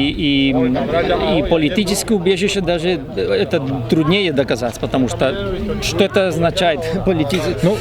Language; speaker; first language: Russian; non-native, fluent; Spanish